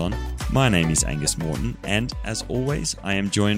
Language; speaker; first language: English; native; English